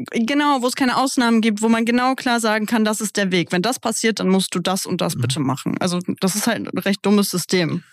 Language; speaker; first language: German; native; German